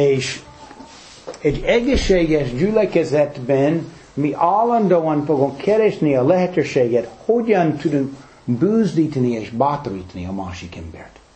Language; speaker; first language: Hungarian; non-native, fluent; English